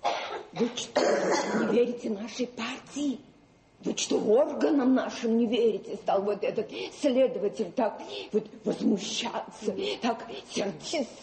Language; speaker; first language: Russian; native; Russian